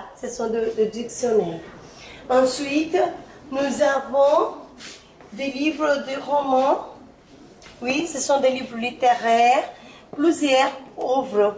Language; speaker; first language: French; non-native, fluent; Portuguese